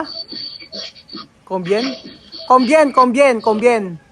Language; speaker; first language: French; non-native, learner; Filipino